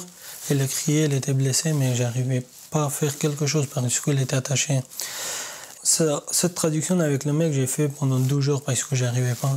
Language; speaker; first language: French; non-native, learner; Persian